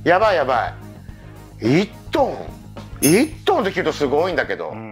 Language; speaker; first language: Japanese; native; Japanese